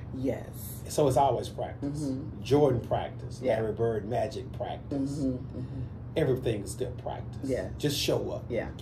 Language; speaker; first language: English; native; English